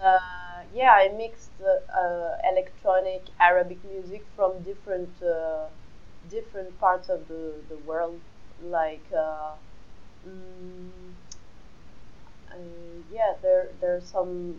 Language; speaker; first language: English; non-native, fluent; French